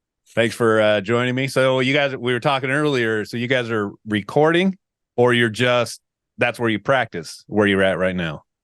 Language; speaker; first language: English; native; English